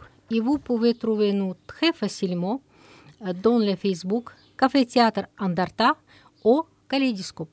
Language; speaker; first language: French; non-native, fluent; Russian